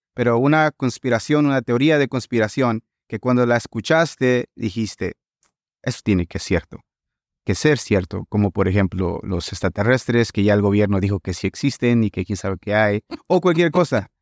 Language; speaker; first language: Spanish; native; Spanish